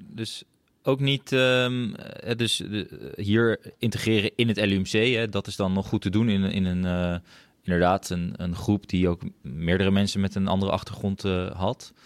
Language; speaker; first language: Dutch; native; Dutch